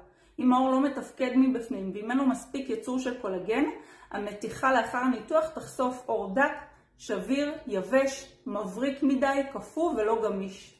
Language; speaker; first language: Hebrew; native; Hebrew